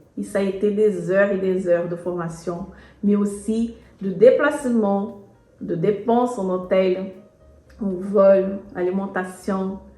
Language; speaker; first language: French; non-native, fluent; Portuguese